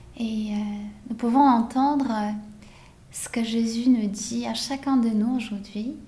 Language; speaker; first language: French; non-native, fluent; Polish